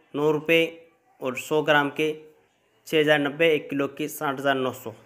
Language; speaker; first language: Hindi; native; Hindi